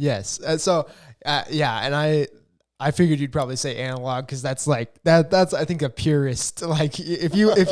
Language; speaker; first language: English; native; English